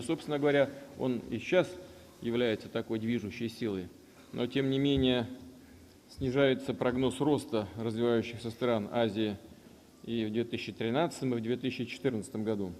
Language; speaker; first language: Russian; native; Russian